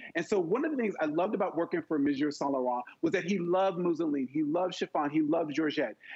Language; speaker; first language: English; native; English